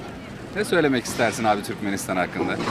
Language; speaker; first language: Turkish; native; Turkish